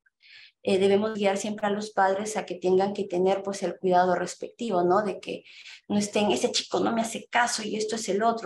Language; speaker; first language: Spanish; native; Spanish